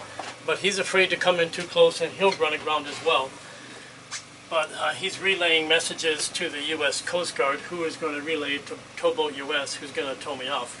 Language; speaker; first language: English; native; English